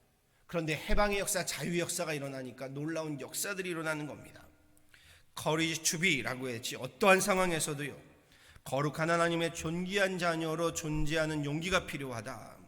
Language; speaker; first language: Korean; native; Korean